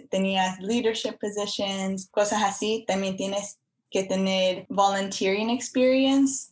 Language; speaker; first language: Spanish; early bilingual, heritage; Spanish